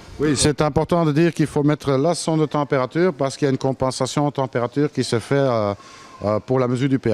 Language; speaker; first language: French; native; French